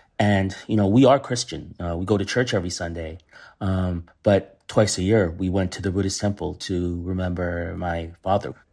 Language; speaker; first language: English; early bilingual, other home language; Korean